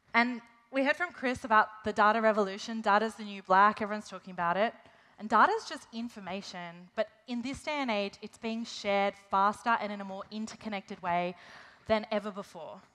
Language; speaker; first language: English; native; English